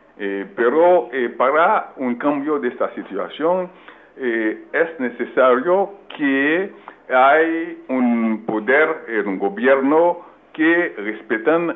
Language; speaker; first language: Spanish; non-native, fluent; French